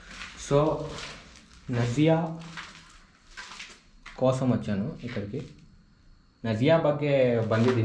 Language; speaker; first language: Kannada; non-native, local second language; Telugu